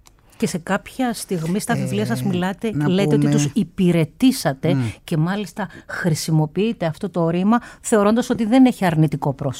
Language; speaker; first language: Greek; native; Greek